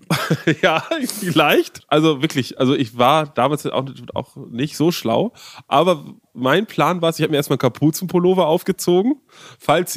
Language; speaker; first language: German; native; German